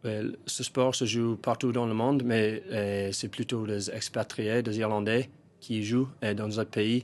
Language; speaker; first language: French; non-native, fluent; English